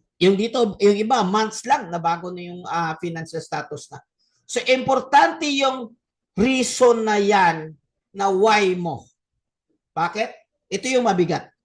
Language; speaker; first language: Filipino; non-native, local second language; Cebuano